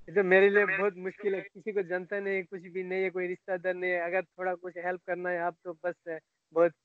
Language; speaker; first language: Hindi; non-native, learner; Bangla